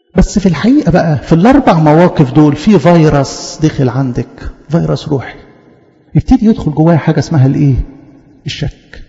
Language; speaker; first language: Arabic; native; Arabic